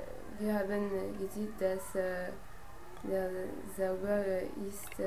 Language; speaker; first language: German; non-native, learner; French